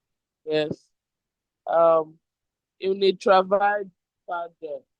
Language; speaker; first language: French; non-native, learner; English